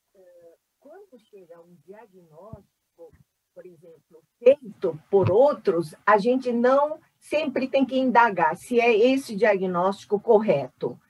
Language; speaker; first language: Portuguese; early bilingual, other home language; Korean